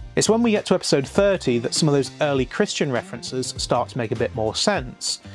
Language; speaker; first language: English; native; English